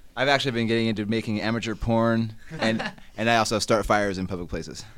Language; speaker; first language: English; native; English